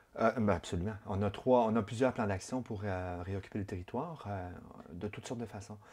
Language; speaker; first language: French; native; French